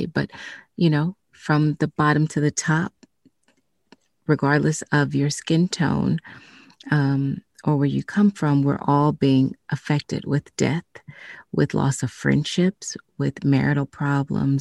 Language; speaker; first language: English; native; English